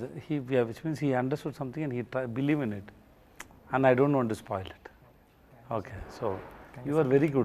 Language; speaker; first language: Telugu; non-native, local second language; Tamil